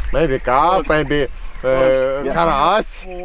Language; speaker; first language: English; non-native, learner; Russian